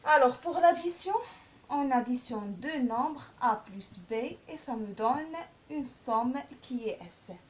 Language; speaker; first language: French; non-native, local second language; Arabic